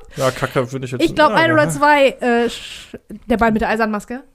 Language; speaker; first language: German; early bilingual, heritage; Greek